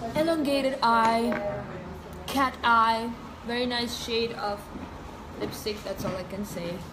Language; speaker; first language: English; non-native, fluent; Russian